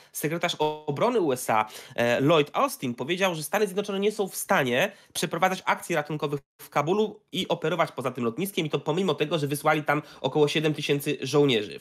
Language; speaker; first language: Polish; native; Polish